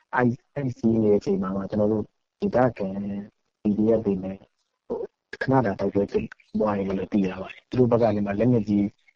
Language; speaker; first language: Burmese; native; Burmese